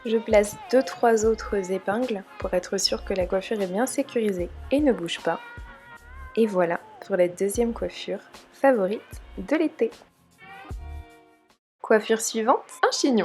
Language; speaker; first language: French; native; French